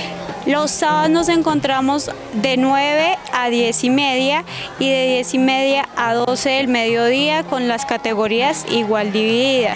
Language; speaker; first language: Spanish; native; Spanish